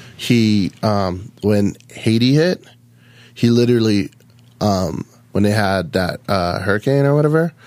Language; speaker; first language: English; native; English